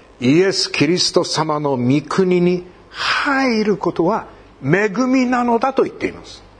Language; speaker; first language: Japanese; native; Japanese